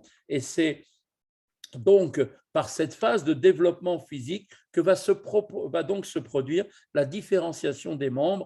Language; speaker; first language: French; native; French